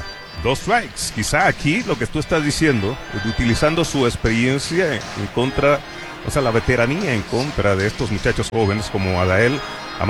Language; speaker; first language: Spanish; native; Spanish